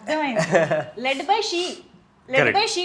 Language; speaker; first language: Telugu; native; Telugu